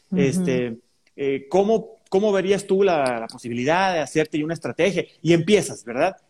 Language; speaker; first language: Spanish; native; Spanish